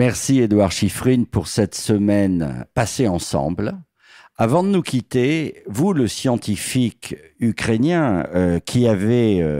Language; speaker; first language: French; native; French